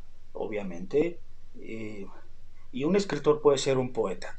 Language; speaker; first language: Spanish; native; Spanish